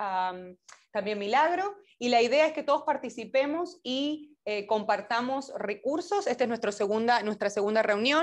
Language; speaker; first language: Spanish; native; Spanish